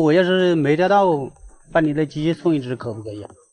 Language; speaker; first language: Chinese; native; Chinese